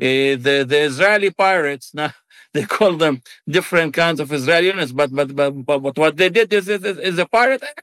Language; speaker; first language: English; non-native, fluent; Arabic